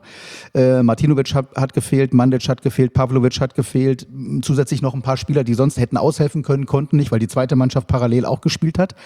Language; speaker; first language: German; native; German